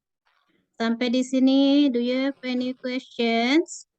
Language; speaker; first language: English; non-native, fluent; Indonesian